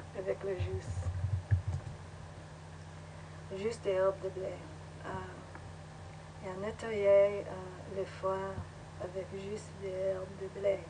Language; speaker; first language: French; non-native, learner; English